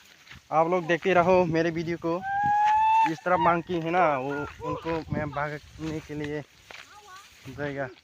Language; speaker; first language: Hindi; non-native, local second language; Kok Borok